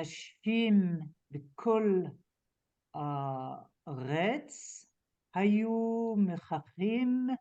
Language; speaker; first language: Hebrew; non-native, learner; French